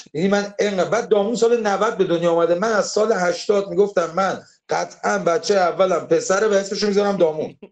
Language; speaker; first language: Persian; native; Persian